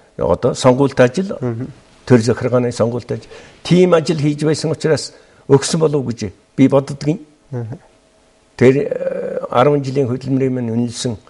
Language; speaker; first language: Mongolian; non-native, local second language; Kazakh